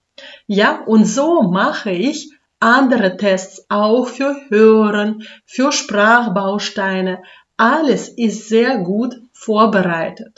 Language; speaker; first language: German; non-native, fluent; Russian